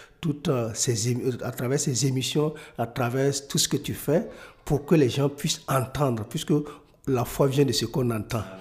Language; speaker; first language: French; non-native, local second language; Mossi